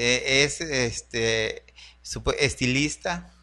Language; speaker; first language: Spanish; native; Spanish